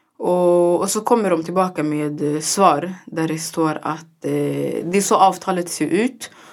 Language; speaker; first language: Swedish; early bilingual, other home language; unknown